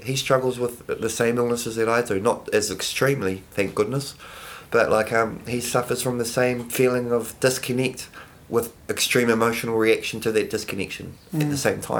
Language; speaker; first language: English; native; English